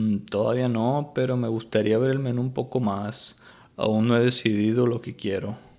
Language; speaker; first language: Spanish; native; Spanish